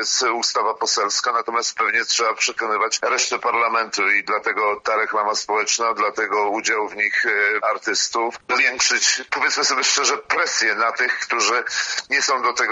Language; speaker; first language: Polish; native; Polish